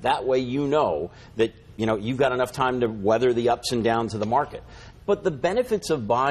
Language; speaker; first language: English; native; English